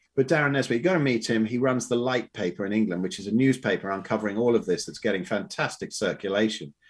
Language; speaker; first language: English; native; English